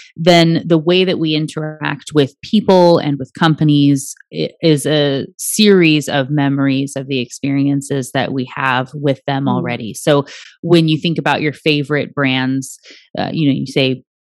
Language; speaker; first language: English; native; English